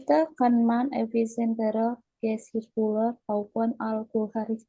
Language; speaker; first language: German; non-native, learner; Indonesian